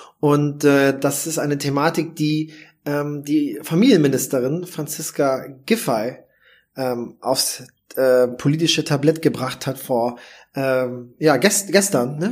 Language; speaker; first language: German; native; German